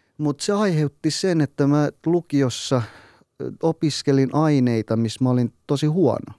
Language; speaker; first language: Finnish; early bilingual, other home language; Persian